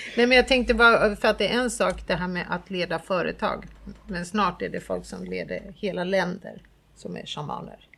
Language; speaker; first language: Swedish; native; Swedish